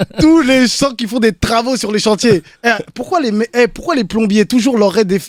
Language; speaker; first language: French; early bilingual, other home language; Haitian Creole